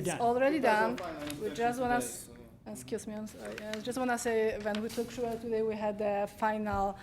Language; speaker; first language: English; non-native, learner; Polish